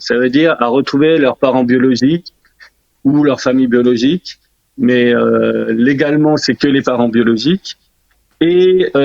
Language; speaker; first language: French; early bilingual, other home language; Korean